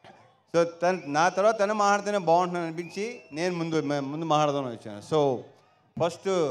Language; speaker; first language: Telugu; native; Telugu